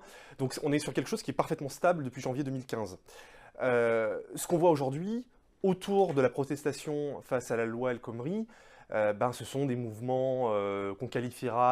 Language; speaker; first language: French; native; French